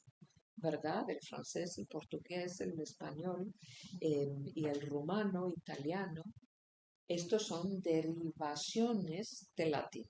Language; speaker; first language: Spanish; non-native, fluent; Icelandic